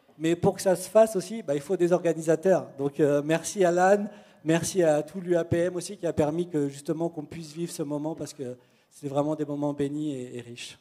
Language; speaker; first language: French; native; French